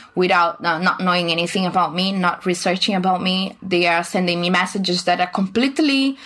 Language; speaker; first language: English; non-native, fluent; Portuguese